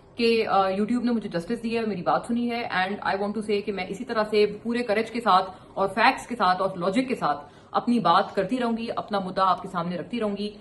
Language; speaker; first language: Urdu; native; Urdu